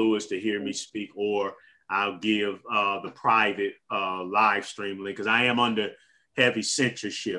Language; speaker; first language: English; native; English